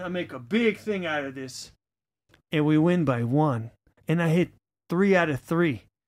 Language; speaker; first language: English; native; English